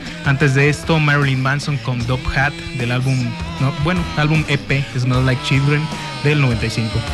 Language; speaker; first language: Spanish; native; Spanish